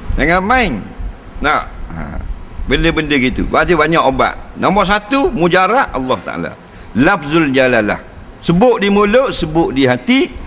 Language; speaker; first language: Malay; native; Malay